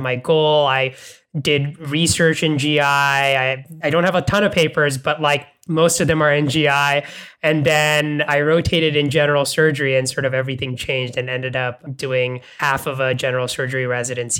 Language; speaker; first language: English; non-native, local second language; Bangla